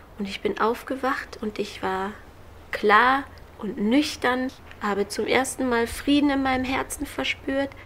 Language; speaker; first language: German; native; German